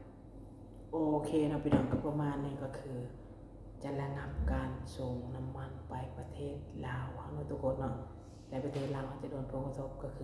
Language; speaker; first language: Thai; non-native, local second language; Lao